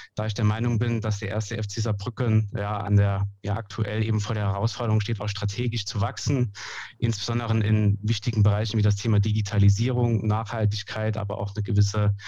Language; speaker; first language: German; native; German